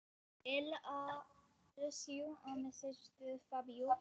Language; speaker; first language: French; non-native, learner; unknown